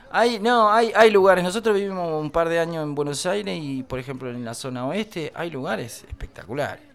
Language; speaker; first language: Spanish; native; Spanish